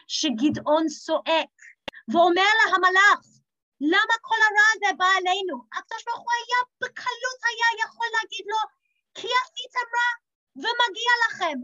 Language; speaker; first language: Hebrew; non-native, fluent; English